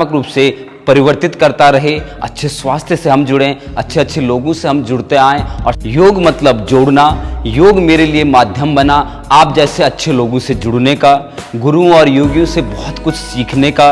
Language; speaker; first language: Hindi; native; Hindi